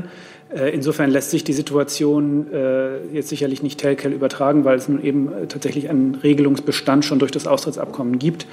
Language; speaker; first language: German; native; German